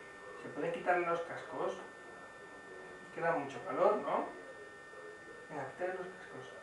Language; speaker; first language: Spanish; native; Spanish